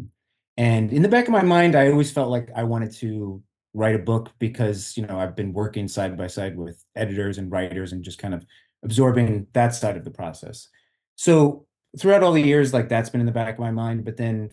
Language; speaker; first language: English; native; English